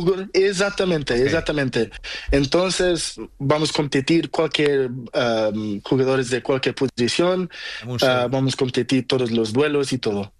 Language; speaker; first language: Spanish; non-native, learner; Portuguese